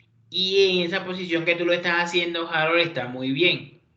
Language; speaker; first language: Spanish; native; Spanish